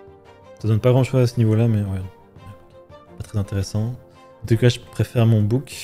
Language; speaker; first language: French; native; French